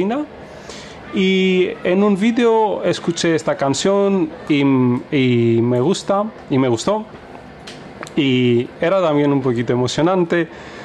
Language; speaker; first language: Spanish; non-native, fluent; Greek